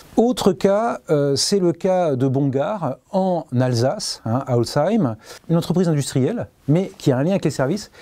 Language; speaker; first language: French; native; French